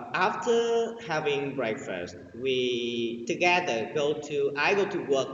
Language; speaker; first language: English; non-native, learner; Vietnamese